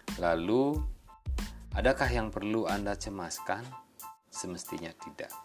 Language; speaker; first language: Indonesian; native; Indonesian